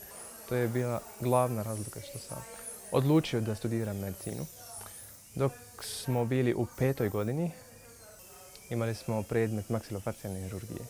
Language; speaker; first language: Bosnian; non-native, fluent; Arabic